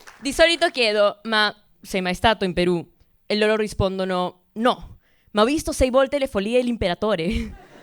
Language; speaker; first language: Italian; non-native, fluent; Spanish